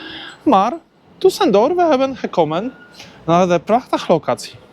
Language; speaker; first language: Dutch; non-native, learner; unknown